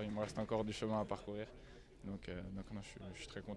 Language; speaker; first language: French; native; French